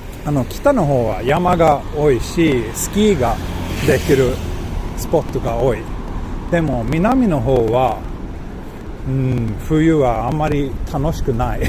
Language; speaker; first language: Japanese; non-native, learner; Swedish